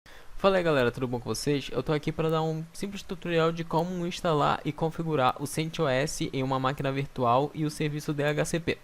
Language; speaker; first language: Portuguese; native; Portuguese